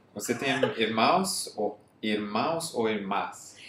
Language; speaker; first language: Portuguese; non-native, learner; Serbian